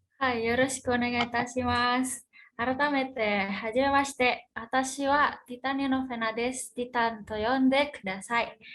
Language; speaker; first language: Japanese; non-native, fluent; Indonesian